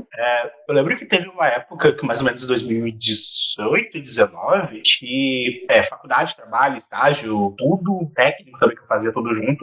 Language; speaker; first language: Portuguese; native; Portuguese